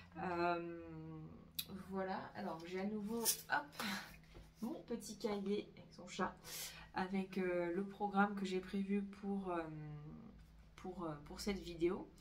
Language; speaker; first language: French; native; French